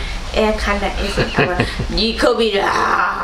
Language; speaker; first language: German; non-native, learner; Thai